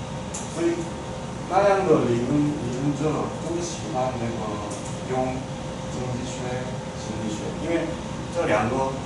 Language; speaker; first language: Chinese; non-native, fluent; Korean